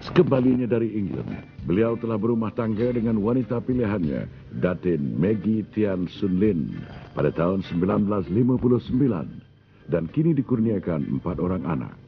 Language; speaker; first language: Malay; native; Malay